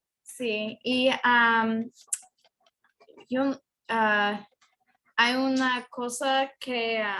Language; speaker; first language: Spanish; non-native, learner; English